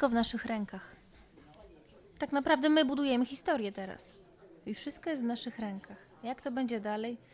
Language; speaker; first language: Polish; non-native, local second language; Russian